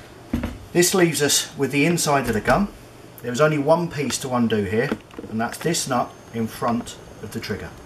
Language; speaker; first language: English; native; English